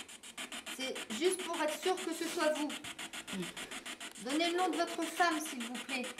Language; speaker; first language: French; native; French